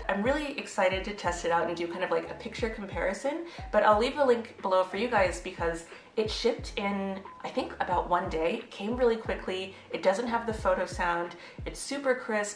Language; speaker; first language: English; native; English